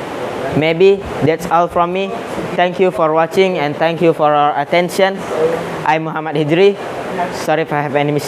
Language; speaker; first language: English; non-native, learner; Indonesian